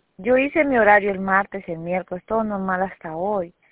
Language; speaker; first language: Spanish; native; Spanish